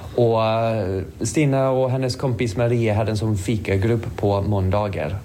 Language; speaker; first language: Swedish; non-native, fluent; English